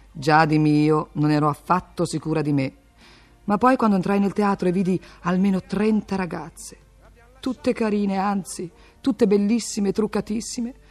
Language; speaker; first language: Italian; native; Italian